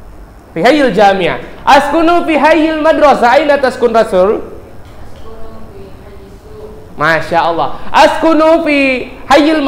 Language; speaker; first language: Arabic; non-native, fluent; Indonesian